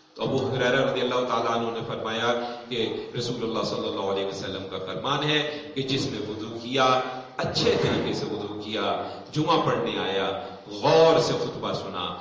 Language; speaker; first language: Urdu; non-native, local second language; Punjabi